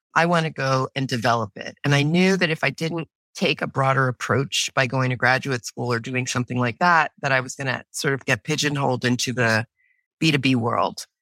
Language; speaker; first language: English; native; English